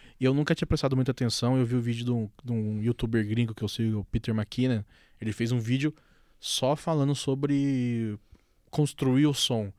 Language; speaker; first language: Portuguese; native; Portuguese